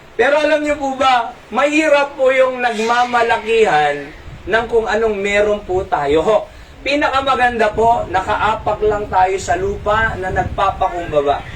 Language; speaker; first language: Filipino; non-native, local second language; Iloko